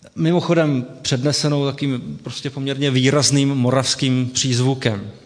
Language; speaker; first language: Czech; native; Czech